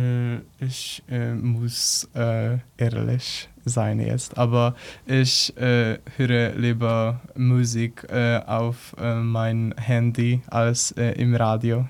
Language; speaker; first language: German; non-native, learner; Polish